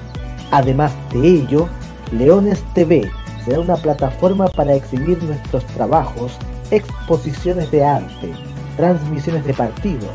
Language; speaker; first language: Spanish; native; Spanish